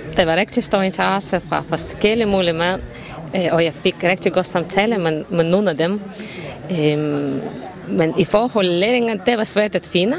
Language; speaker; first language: Danish; non-native, learner; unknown